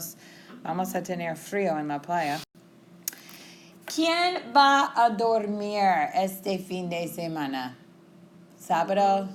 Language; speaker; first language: Spanish; non-native, fluent; English